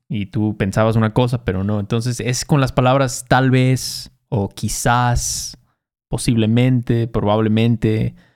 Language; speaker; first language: Spanish; native; Spanish